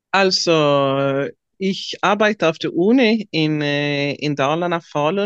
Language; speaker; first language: German; non-native, fluent; Swedish